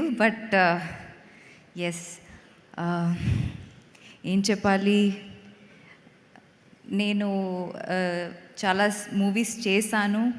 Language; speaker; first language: Telugu; non-native, learner; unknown